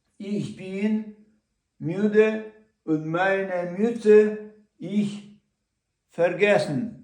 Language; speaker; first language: German; non-native, learner; Ukrainian